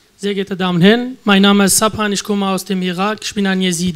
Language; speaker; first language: German; non-native, learner; Kurdish